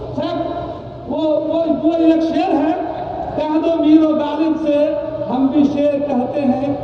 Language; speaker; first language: Hindi; non-native, local second language; Bangla